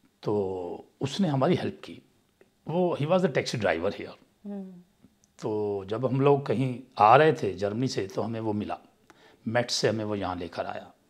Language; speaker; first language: Urdu; non-native, local second language; Punjabi